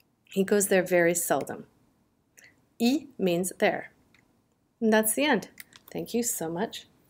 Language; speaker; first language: English; native; English